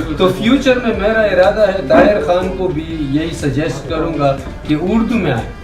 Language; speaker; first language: Urdu; non-native, local second language; Pashto